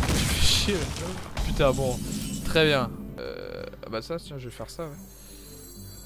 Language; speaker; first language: French; native; French